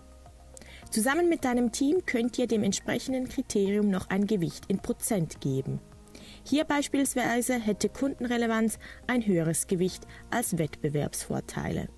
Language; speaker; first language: German; native; German